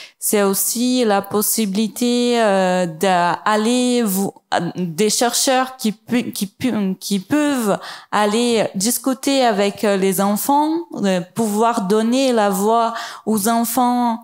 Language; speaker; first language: French; non-native, fluent; Portuguese